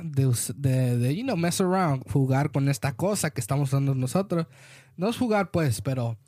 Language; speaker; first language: Spanish; early bilingual, heritage; Spanish